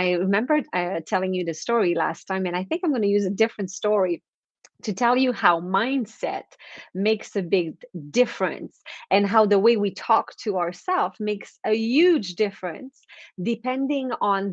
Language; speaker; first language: English; non-native, fluent; French